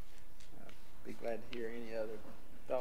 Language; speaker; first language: English; native; English